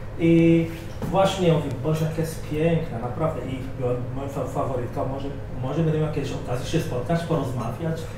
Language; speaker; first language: Polish; non-native, fluent; Arabic